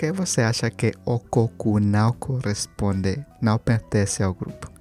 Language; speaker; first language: Portuguese; non-native, learner; Spanish